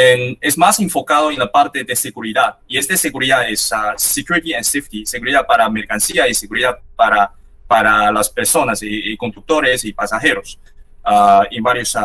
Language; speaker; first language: Spanish; non-native, fluent; Chinese